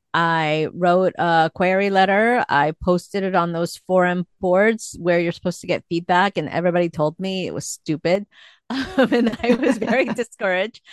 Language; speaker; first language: English; early bilingual, other home language; Korean